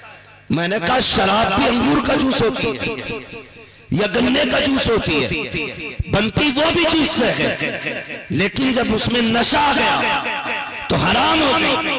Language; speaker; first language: Hindi; native; Hindi